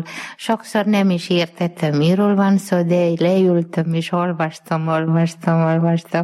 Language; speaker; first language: Hungarian; non-native, learner; Malayalam